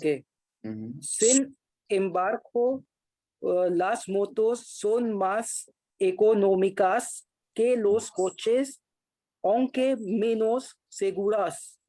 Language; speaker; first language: Spanish; non-native, learner; Hindi